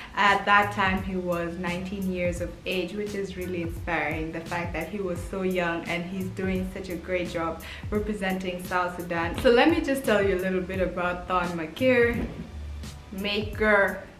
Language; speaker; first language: English; early bilingual, heritage; English